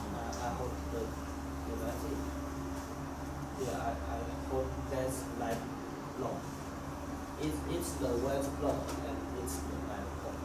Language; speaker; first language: English; non-native, learner; Chinese